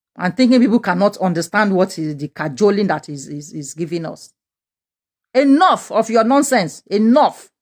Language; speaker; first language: English; non-native, local second language; Yoruba